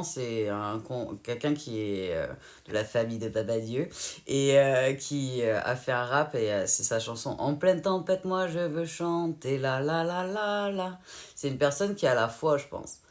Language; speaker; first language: French; native; French